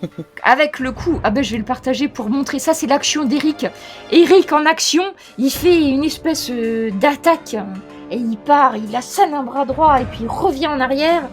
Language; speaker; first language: French; native; French